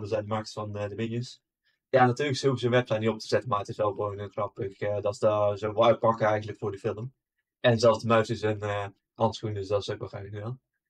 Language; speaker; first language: Dutch; native; Dutch